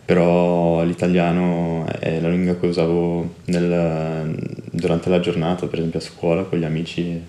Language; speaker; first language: Italian; early bilingual, other home language; Portuguese